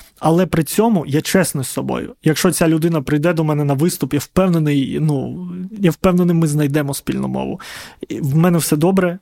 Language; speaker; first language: Ukrainian; non-native, local second language; Russian